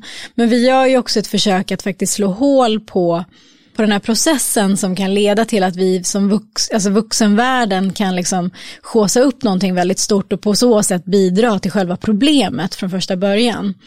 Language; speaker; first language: Swedish; native; Swedish